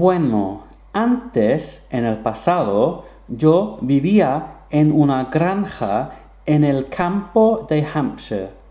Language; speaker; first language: Spanish; non-native, fluent; English